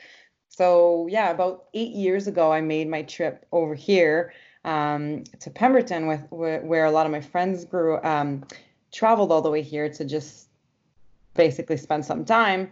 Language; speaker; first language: English; non-native, fluent; French